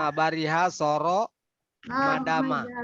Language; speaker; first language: Arabic; non-native, fluent; Indonesian